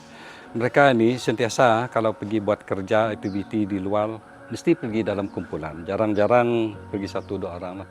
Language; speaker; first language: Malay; non-native, local second language; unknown